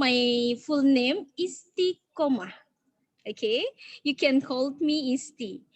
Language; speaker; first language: English; non-native, learner; Indonesian